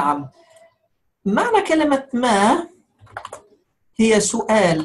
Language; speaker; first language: Arabic; native; Arabic